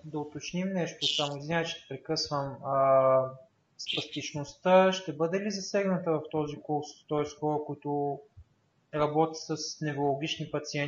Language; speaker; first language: Bulgarian; native; Bulgarian